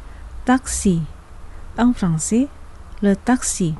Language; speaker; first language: French; non-native, fluent; Indonesian